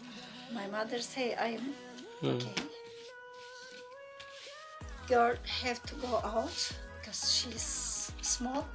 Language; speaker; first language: English; non-native, learner; Turkish